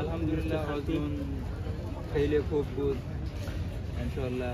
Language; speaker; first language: Persian; non-native, learner; Bangla